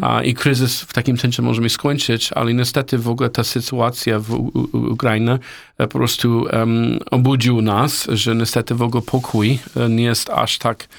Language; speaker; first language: Polish; non-native, learner; English